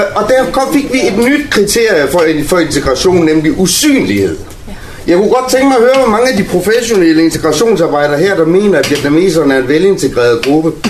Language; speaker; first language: Danish; native; Danish